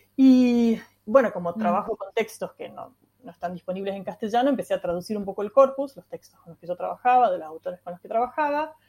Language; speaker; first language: Spanish; non-native, local second language; German